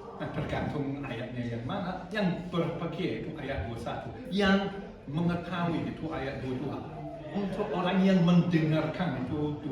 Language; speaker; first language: Indonesian; non-native, fluent; English